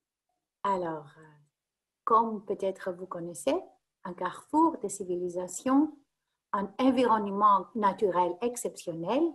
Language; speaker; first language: French; non-native, fluent; Greek